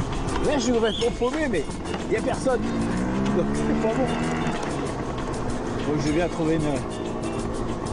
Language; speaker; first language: French; native; French